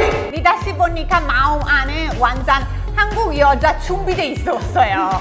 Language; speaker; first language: Korean; non-native, fluent; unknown